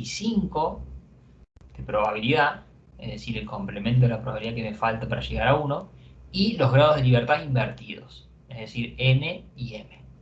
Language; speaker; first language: Spanish; native; Spanish